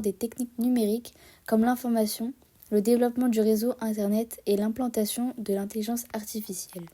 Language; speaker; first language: French; native; French